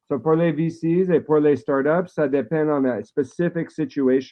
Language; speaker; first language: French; non-native, learner; English